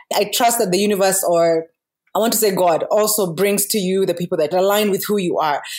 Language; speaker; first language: English; non-native, local second language; Kikuyu